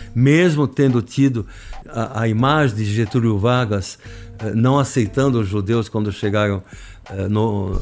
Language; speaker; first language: Portuguese; non-native, fluent; Arabic